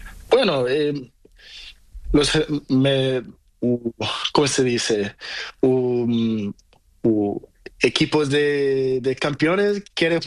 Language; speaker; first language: Spanish; non-native, learner; Portuguese